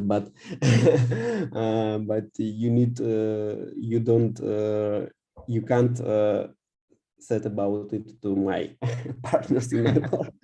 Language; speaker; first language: English; non-native, learner; Russian